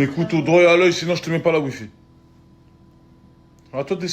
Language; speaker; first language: French; native; French